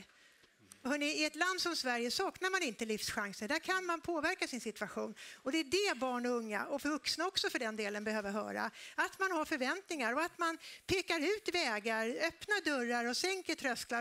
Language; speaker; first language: Swedish; native; Swedish